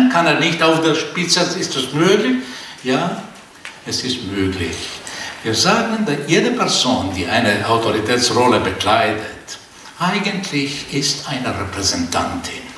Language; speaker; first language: German; non-native, fluent; Portuguese